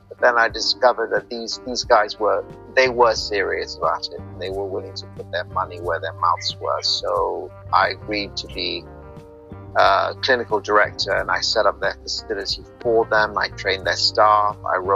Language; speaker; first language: English; native; English